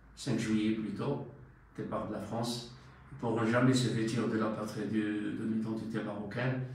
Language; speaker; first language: French; non-native, local second language; Arabic